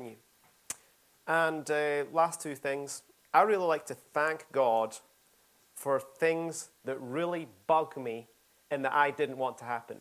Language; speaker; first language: English; native; English